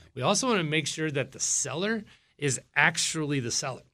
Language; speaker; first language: English; native; English